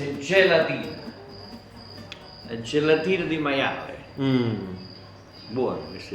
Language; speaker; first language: Italian; native; Italian